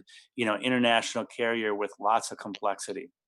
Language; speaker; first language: English; native; English